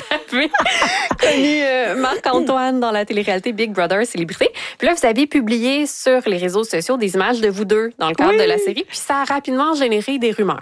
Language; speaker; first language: French; native; French